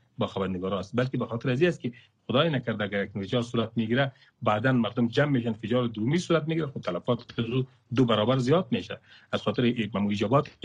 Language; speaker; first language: Persian; non-native, local second language; Pashto